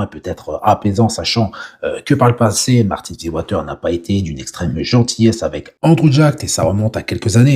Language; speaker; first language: French; native; French